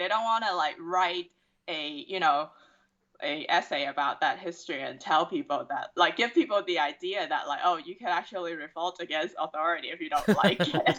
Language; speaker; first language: English; non-native, local second language; Cantonese